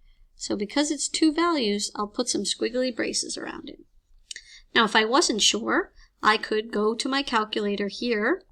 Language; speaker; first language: English; native; English